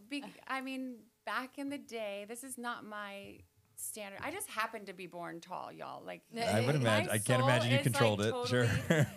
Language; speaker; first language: English; native; English